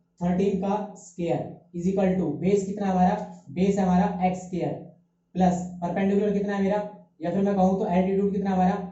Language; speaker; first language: Hindi; native; Hindi